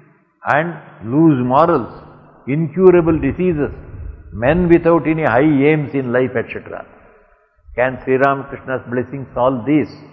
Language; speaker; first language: English; non-native, local second language; Tamil